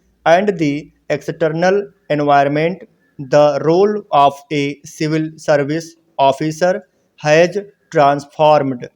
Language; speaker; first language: English; non-native, local second language; Hindi